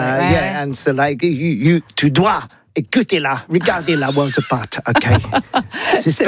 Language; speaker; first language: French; non-native, learner; English